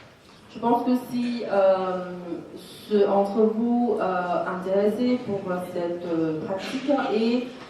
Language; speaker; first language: French; non-native, fluent; Chinese